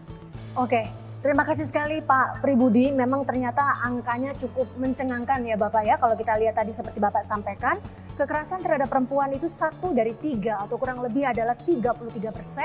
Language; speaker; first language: Indonesian; native; Indonesian